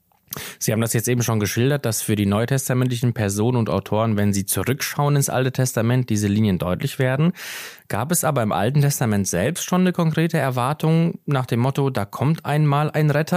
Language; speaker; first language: German; native; German